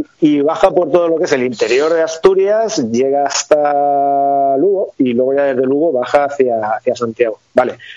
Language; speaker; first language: Spanish; native; Spanish